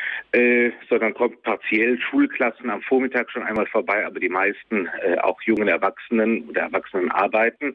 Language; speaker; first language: German; native; German